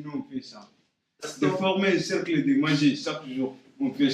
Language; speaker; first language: French; non-native, learner; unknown